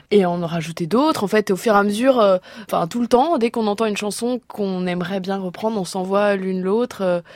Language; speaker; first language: French; early bilingual, other home language; Portuguese